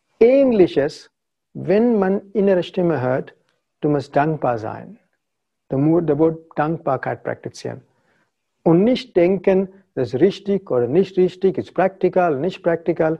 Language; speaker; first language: German; non-native, fluent; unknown